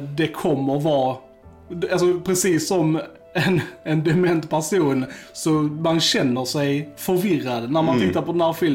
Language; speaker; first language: Swedish; native; Swedish